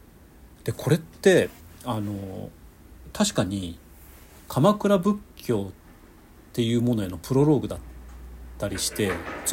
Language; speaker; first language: Japanese; native; Japanese